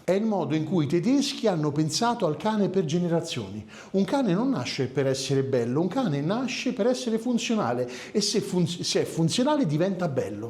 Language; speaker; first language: Italian; native; Italian